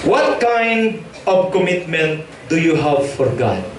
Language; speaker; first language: English; non-native, local second language; Filipino